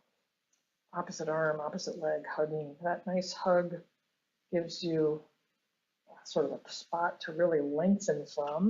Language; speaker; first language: English; native; English